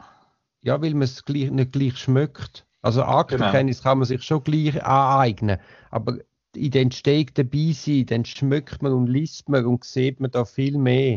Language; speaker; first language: German; native; German